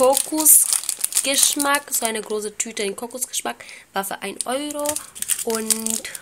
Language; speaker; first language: German; non-native, learner; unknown